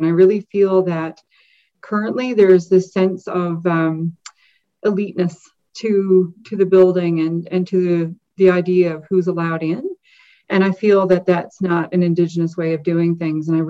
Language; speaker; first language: English; native; English